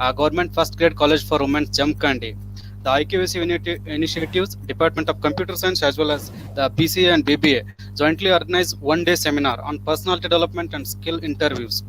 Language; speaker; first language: English; non-native, local second language; Kannada